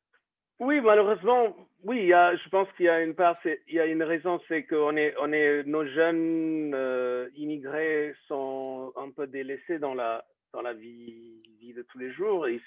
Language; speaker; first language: French; non-native, fluent; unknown